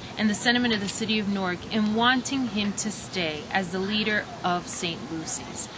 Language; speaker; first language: English; early bilingual, other home language; Spanish